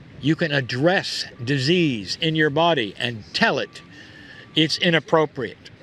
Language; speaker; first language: English; native; English